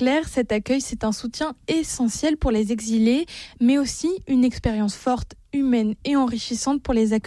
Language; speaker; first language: French; native; French